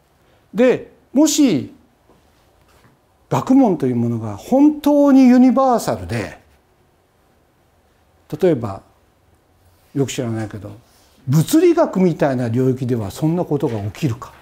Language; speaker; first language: Japanese; native; Japanese